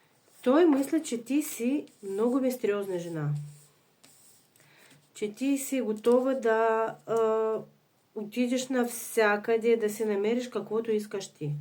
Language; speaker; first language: Bulgarian; non-native, fluent; Russian